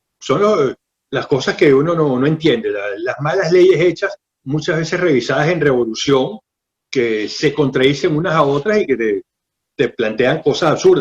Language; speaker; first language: Spanish; native; Spanish